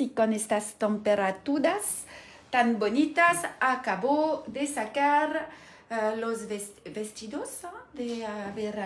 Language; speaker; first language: Spanish; non-native, learner; French